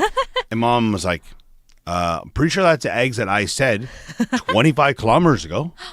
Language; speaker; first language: English; native; English